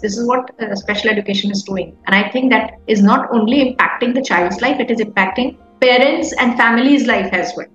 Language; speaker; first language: English; non-native, local second language; Hindi